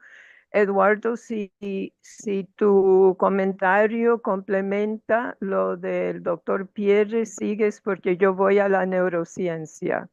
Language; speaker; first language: Spanish; non-native, fluent; English